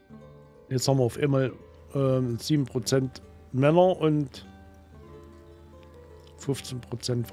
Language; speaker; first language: German; native; German